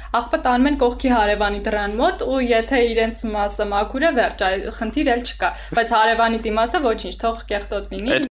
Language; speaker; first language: Armenian; native; Armenian